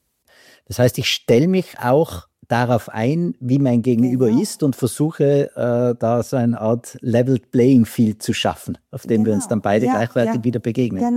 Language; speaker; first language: German; native; German